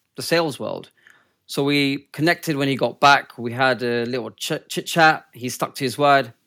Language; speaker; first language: English; early bilingual, other home language; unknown